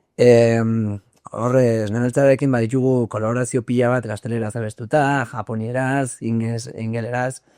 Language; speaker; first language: Basque; native; Basque